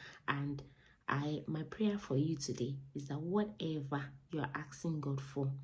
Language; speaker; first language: English; non-native, local second language; Yoruba